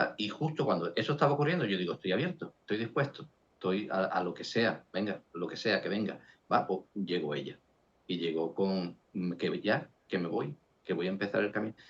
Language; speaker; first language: Spanish; native; Spanish